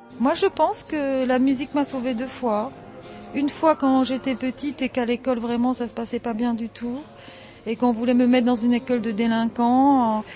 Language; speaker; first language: French; early bilingual, heritage; French